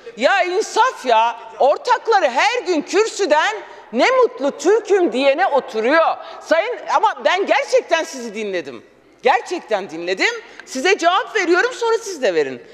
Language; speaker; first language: Turkish; non-native, local second language; Kurdish